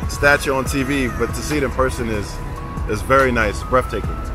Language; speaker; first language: English; native; English